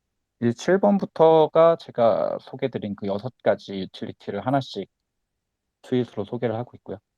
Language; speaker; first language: Korean; native; Korean